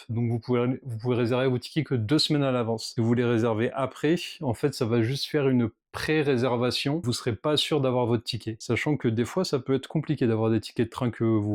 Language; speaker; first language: French; native; French